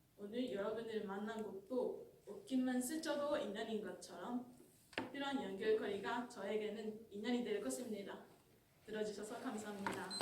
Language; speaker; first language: Korean; non-native, fluent; Japanese